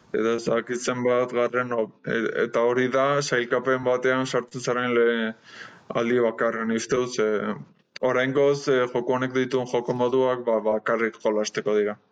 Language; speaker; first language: Basque; non-native, local second language; Spanish